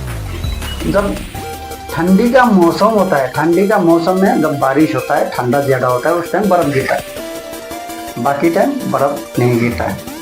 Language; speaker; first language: Hindi; non-native, local second language; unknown